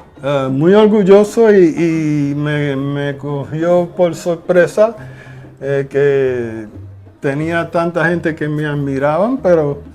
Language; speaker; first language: Spanish; early bilingual, heritage; Spanish